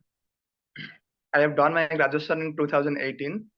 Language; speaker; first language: English; non-native, learner; Odia